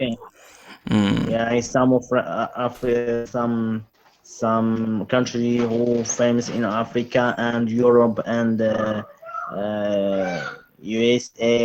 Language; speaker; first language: English; non-native, learner; Arabic